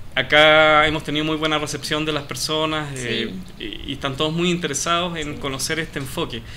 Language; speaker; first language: Spanish; native; Spanish